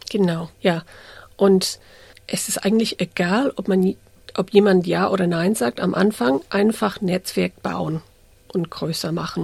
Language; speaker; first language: German; non-native, fluent; English